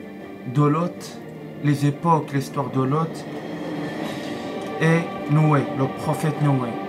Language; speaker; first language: French; non-native, learner; Arabic